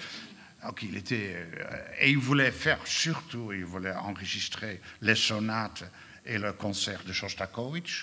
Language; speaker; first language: French; non-native, fluent; Dutch